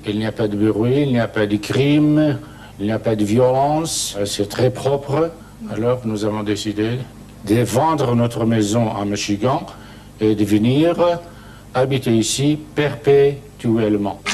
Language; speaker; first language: French; non-native, fluent; English